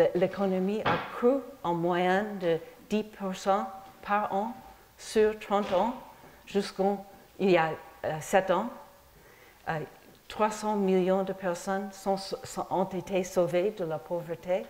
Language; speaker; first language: French; non-native, fluent; English